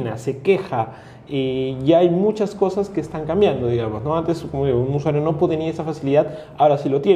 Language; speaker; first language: Spanish; native; Spanish